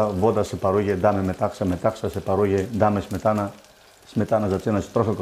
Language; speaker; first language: Polish; non-native, fluent; Greek